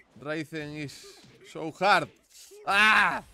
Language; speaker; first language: English; non-native, learner; Spanish